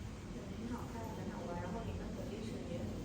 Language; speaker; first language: Chinese; non-native, learner; Vietnamese